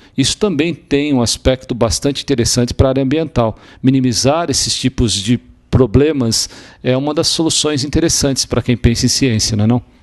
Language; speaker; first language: Portuguese; native; Portuguese